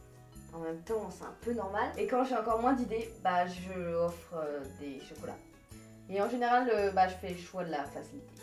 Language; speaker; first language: French; native; French